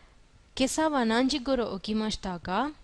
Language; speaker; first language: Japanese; non-native, fluent; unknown